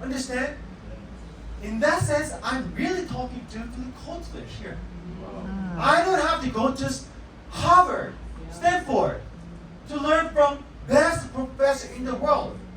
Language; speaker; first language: English; non-native, fluent; Korean